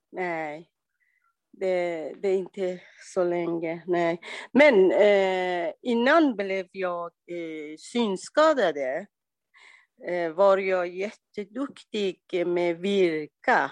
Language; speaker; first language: Swedish; non-native, learner; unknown